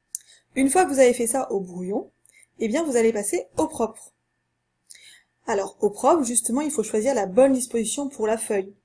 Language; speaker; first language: French; native; French